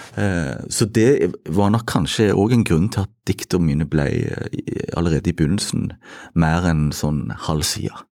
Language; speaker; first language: Norwegian; native; Norwegian